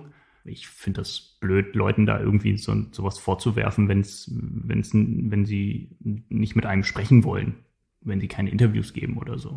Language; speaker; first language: German; native; German